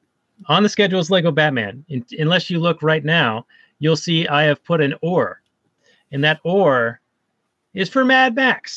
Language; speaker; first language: English; native; English